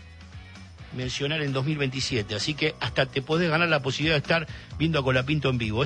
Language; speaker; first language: Spanish; native; Spanish